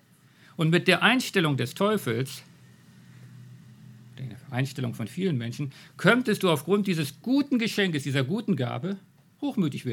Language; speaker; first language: German; native; German